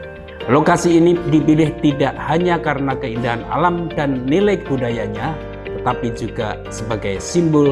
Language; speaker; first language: Indonesian; native; Indonesian